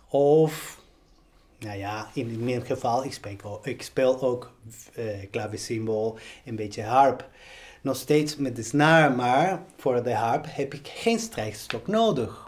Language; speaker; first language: Dutch; non-native, fluent; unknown